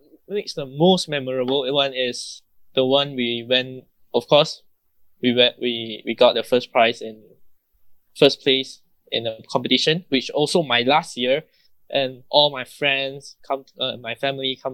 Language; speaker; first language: English; non-native, local second language; Chinese